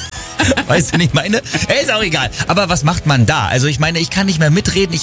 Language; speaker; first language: German; native; German